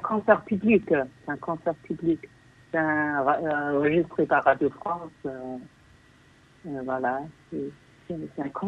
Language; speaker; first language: French; non-native, fluent; Chinese